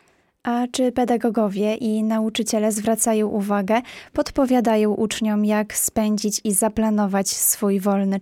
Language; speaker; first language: Polish; native; Polish